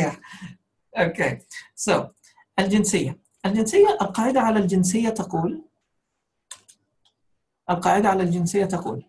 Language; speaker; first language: Arabic; non-native, fluent; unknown